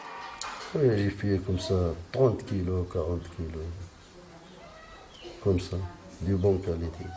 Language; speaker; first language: French; non-native, learner; Arabic